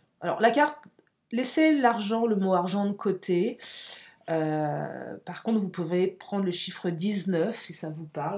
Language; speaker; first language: French; native; French